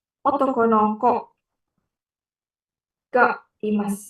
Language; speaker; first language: Japanese; non-native, learner; Indonesian